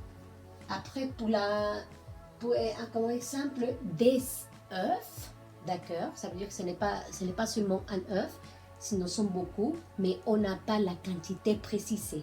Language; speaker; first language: French; non-native, learner; Spanish